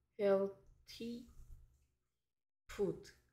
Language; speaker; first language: English; non-native, learner; Korean